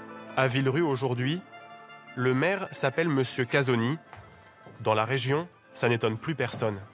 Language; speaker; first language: French; native; French